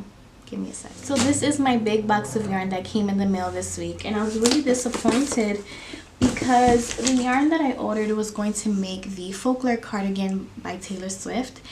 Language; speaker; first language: English; native; English